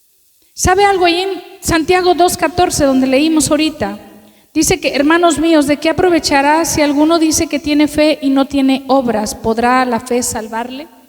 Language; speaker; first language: Spanish; native; Spanish